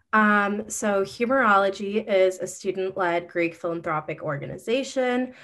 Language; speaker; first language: English; native; English